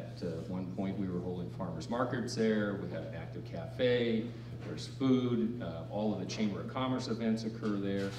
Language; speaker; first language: English; native; English